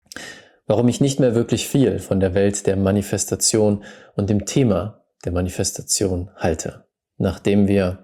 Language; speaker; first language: German; native; German